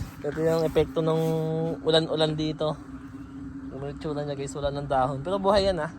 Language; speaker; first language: Filipino; native; Filipino